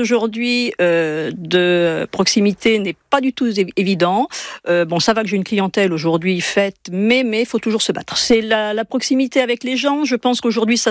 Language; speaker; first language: French; native; French